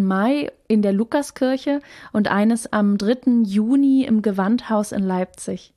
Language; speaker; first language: German; native; German